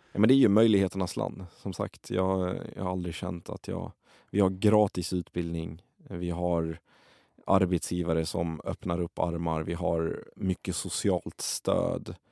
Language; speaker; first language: Swedish; early bilingual, other home language; Arabic